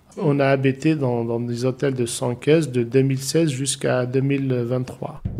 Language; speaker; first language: French; non-native, local second language; Arabic